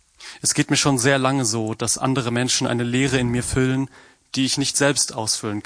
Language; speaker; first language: German; native; German